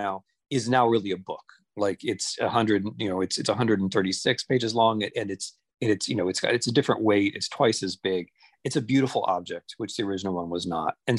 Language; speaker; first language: English; native; English